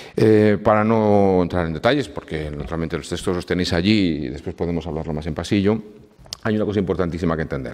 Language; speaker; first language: Spanish; native; Spanish